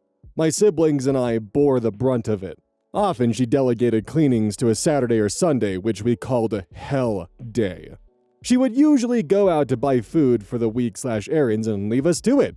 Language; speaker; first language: English; native; English